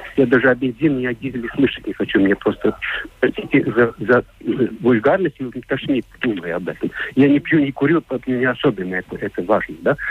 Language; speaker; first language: Russian; non-native, local second language; Latvian